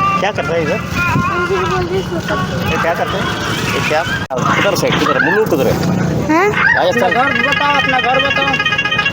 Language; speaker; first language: Hindi; non-native, learner; Tamil